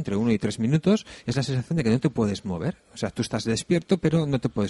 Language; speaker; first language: Spanish; native; Spanish